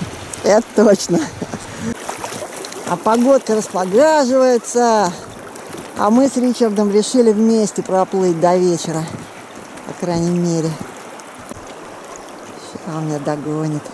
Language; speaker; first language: Russian; native; Russian